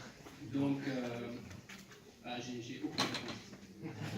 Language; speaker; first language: French; non-native, fluent; Luxembourgish